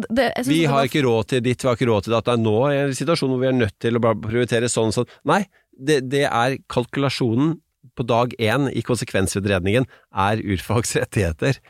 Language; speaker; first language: Norwegian; native; Norwegian